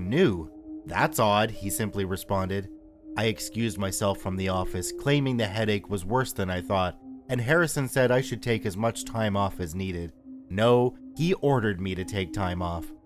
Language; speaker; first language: English; native; English